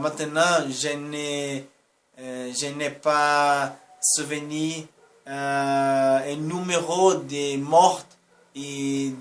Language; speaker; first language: French; non-native, learner; Portuguese